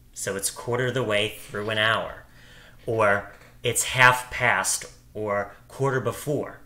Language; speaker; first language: English; native; English